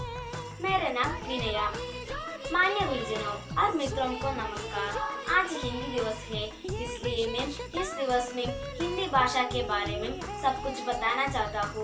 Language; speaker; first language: Hindi; non-native, local second language; Malayalam